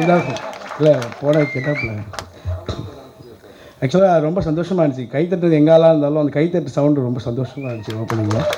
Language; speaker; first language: Tamil; native; Tamil